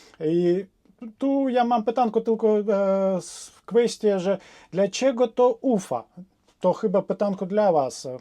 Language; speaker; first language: Polish; non-native, fluent; Russian